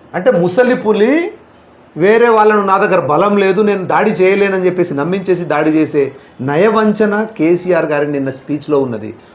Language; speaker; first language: Telugu; native; Telugu